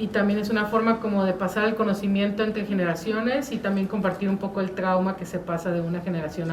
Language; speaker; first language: Spanish; native; Spanish